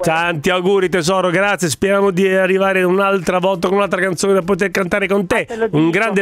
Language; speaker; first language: Italian; native; Italian